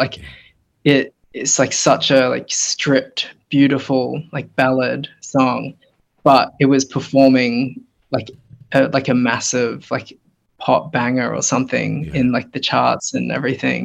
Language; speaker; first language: English; native; English